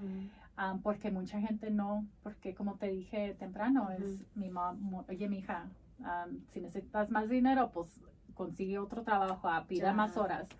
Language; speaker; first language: Spanish; early bilingual, heritage; Spanish